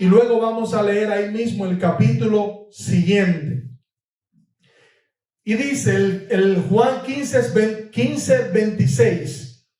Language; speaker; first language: Spanish; native; Spanish